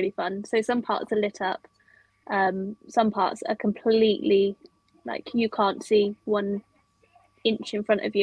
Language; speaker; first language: English; native; English